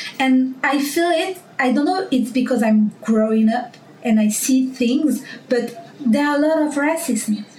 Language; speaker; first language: English; non-native, learner; French